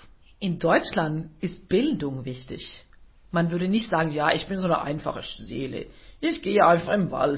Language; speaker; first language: German; non-native, fluent; Norwegian